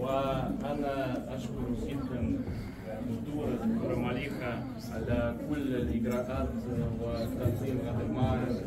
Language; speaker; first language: Arabic; non-native, learner; Russian